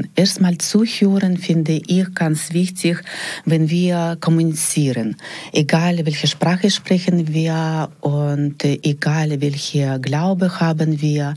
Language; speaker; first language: German; non-native, fluent; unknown